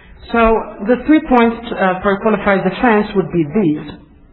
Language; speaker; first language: English; non-native, fluent; Swedish